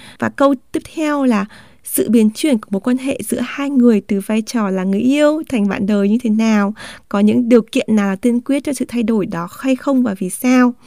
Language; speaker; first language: Vietnamese; native; Vietnamese